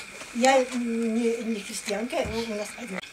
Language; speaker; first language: Russian; non-native, local second language; Bashkir